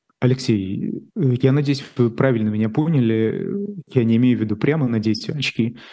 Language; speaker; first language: Russian; native; Russian